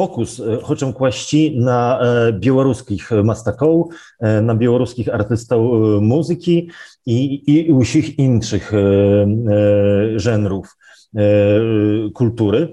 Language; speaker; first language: Belarusian; non-native, local second language; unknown